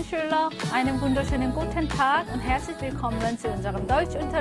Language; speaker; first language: German; non-native, fluent; Korean